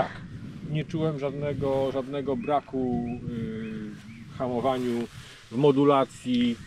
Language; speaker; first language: Polish; native; Polish